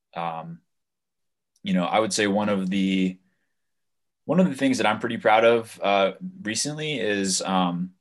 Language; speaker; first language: English; native; English